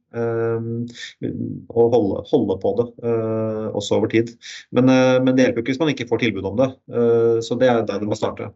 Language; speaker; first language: Norwegian; native; Norwegian